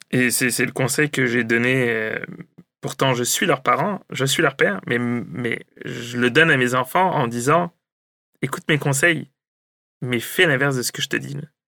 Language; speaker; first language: French; native; French